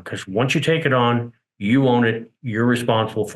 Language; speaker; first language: English; native; English